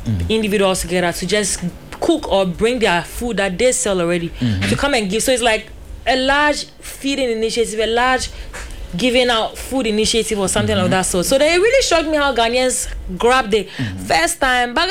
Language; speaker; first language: English; non-native, local second language; Akan